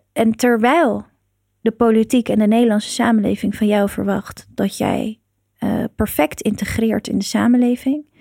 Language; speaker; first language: Dutch; early bilingual, other home language; Persian